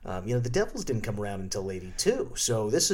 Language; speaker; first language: English; native; English